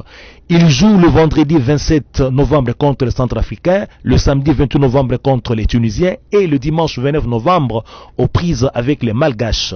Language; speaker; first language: French; native; French